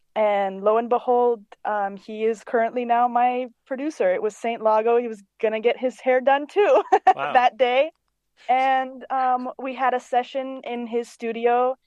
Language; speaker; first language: English; early bilingual, other home language; Greek